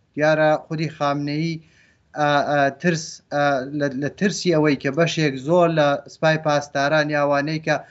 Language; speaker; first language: Central Kurdish; native; Central Kurdish